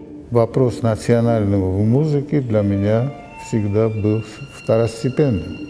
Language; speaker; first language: Russian; non-native, fluent; Georgian